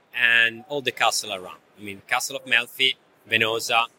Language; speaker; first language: English; non-native, fluent; Italian